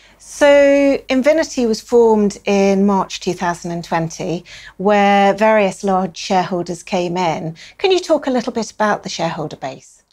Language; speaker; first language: English; native; English